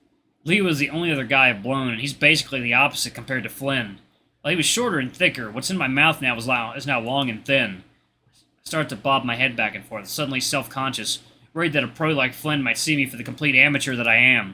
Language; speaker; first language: English; native; English